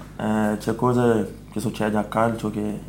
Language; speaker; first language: Italian; non-native, fluent; Portuguese